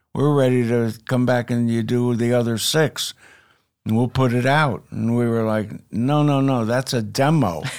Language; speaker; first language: English; native; English